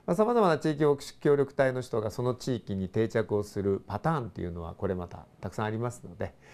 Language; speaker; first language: Japanese; native; Japanese